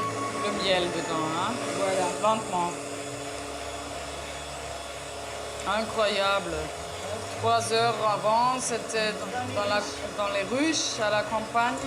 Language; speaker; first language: French; non-native, learner; German